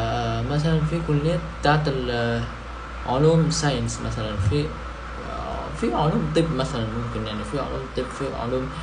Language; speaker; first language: Arabic; non-native, fluent; Indonesian